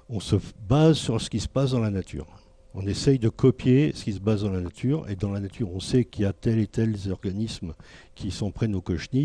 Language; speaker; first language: French; native; French